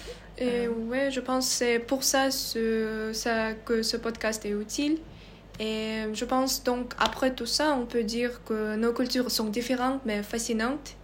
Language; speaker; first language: French; non-native, learner; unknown